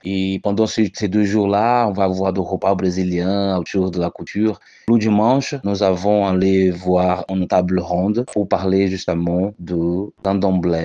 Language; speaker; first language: French; non-native, fluent; Portuguese